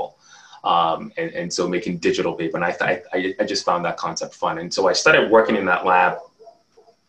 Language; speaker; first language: English; non-native, local second language; Yoruba